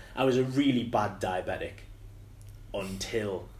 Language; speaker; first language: English; native; English